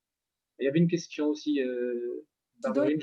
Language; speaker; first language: French; native; French